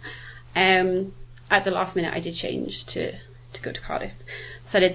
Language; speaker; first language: English; native; English